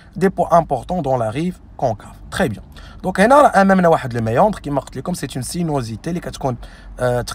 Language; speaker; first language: French; non-native, local second language; Arabic